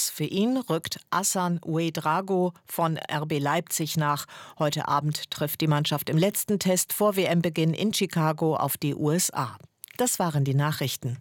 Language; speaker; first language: German; native; German